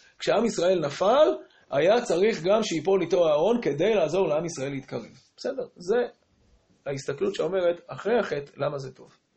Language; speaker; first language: Hebrew; native; Hebrew